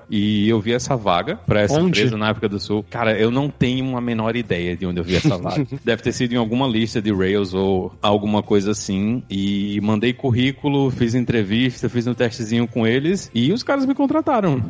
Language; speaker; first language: Portuguese; native; Portuguese